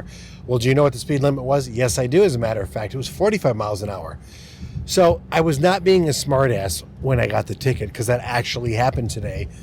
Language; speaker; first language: English; native; English